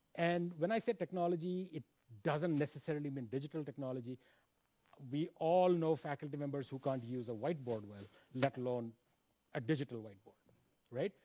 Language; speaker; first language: English; non-native, local second language; Hindi